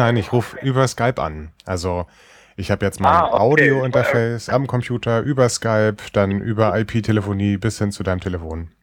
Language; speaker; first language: German; native; German